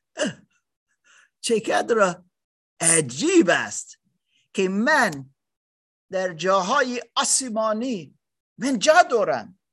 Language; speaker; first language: Persian; non-native, learner; German